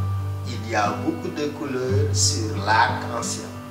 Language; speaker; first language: French; non-native, fluent; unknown